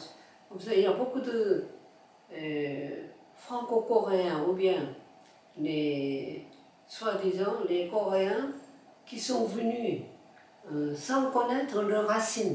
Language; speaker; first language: French; non-native, fluent; Korean